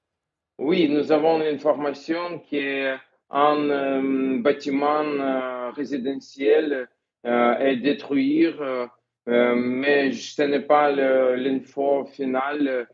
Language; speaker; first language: French; non-native, learner; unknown